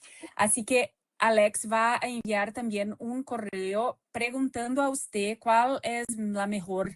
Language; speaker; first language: Spanish; non-native, fluent; Portuguese